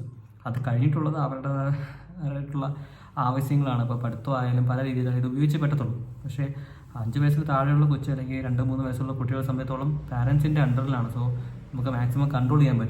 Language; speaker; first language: Malayalam; native; Malayalam